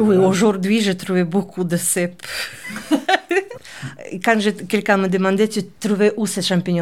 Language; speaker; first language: French; non-native, learner; Ukrainian